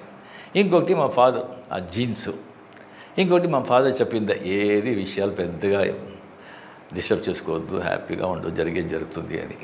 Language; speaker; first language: Telugu; non-native, local second language; Marathi